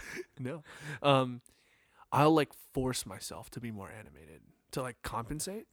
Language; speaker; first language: English; native; English